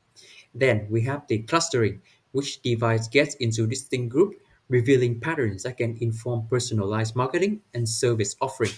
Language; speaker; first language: English; non-native, learner; Vietnamese